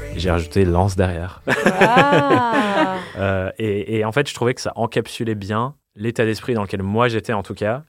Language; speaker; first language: French; non-native, fluent; English